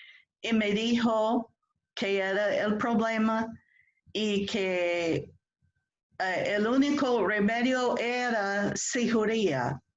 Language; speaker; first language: Spanish; non-native, fluent; English